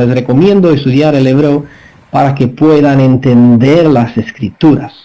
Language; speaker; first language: Spanish; non-native, fluent; Romanian